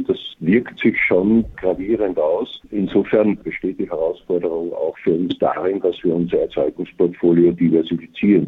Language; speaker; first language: German; native; German